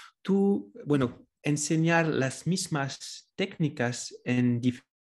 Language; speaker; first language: Spanish; non-native, fluent; French